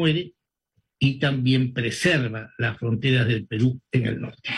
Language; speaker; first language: Spanish; native; Spanish